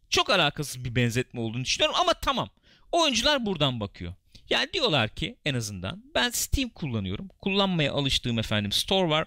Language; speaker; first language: Turkish; native; Turkish